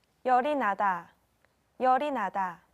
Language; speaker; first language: Korean; non-native, learner; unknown